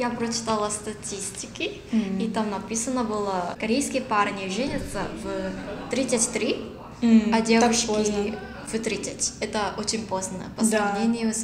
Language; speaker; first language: Russian; non-native, learner; Korean